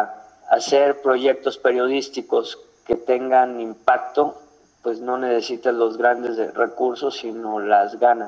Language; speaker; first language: Spanish; native; Spanish